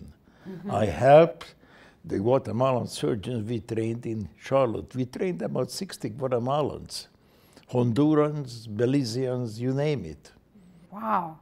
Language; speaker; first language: English; non-native, fluent; Hungarian